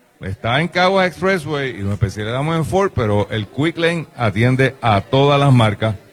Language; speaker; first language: Spanish; native; Spanish